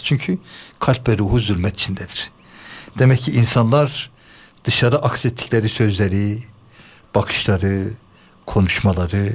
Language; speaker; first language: Turkish; native; Turkish